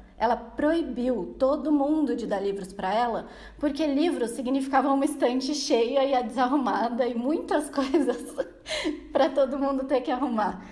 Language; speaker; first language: Portuguese; native; Portuguese